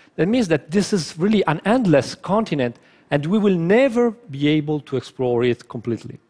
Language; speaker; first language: English; non-native, fluent; Italian